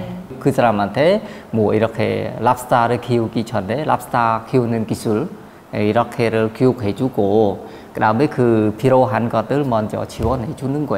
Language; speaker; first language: Korean; non-native, fluent; Khmer